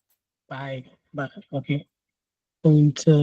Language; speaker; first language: German; non-native, learner; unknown